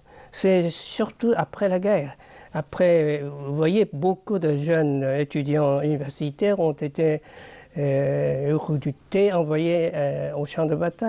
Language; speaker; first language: French; non-native, fluent; Japanese